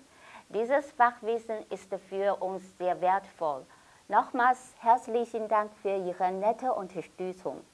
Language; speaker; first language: German; non-native, fluent; Chinese